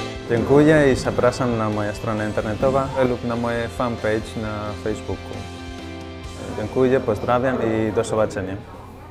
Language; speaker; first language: Polish; non-native, fluent; Spanish